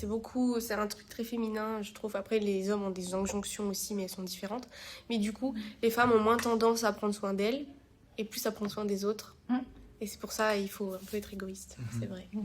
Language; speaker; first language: French; native; French